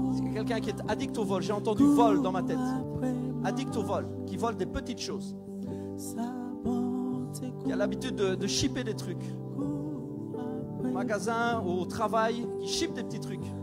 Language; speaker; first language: French; native; French